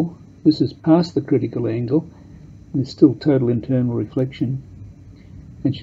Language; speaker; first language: English; native; English